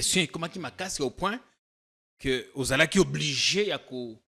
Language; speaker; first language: French; non-native, local second language; Lingala